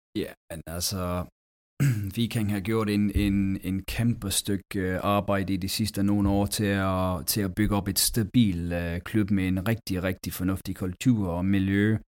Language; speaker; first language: Danish; non-native, fluent; English